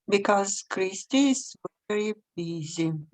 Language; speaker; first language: English; non-native, learner; Russian